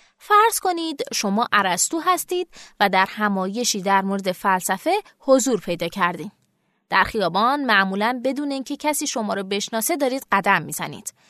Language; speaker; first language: Persian; native; Persian